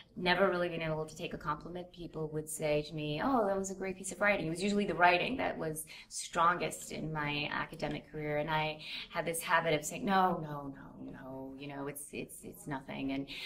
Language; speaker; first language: English; native; English